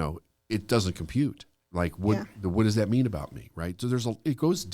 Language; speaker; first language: English; native; English